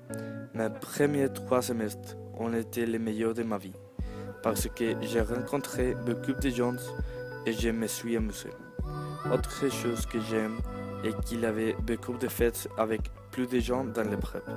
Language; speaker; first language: French; non-native, learner; Spanish